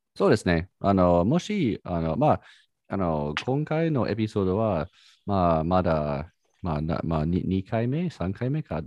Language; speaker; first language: Japanese; non-native, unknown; English